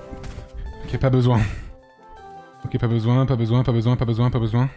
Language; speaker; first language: French; native; French